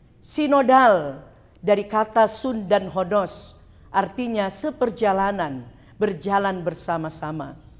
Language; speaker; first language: Indonesian; non-native, local second language; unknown